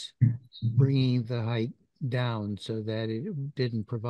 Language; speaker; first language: English; native; English